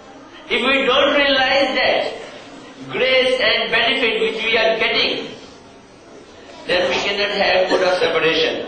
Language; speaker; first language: English; non-native, local second language; Hindi